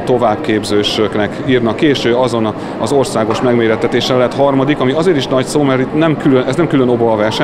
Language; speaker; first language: Hungarian; native; Hungarian